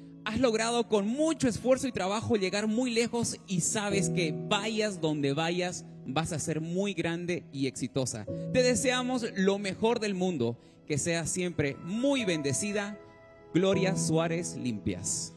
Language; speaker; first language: Spanish; native; Spanish